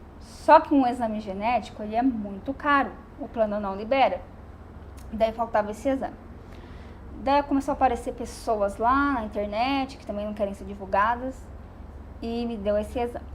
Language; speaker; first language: Portuguese; native; Portuguese